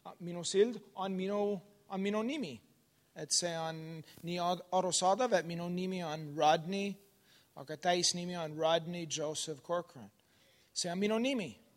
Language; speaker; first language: Estonian; non-native, learner; English